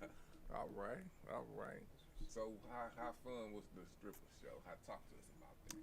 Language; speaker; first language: English; native; English